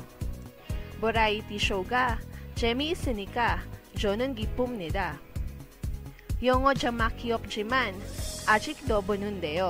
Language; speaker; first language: Korean; non-native, learner; Filipino